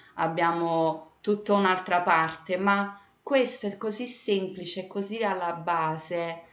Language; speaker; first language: Italian; early bilingual, other home language; Portuguese